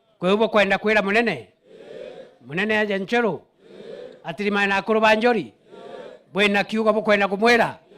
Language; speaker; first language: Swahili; non-native, local second language; Meru